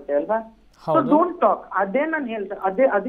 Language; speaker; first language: Kannada; non-native, learner; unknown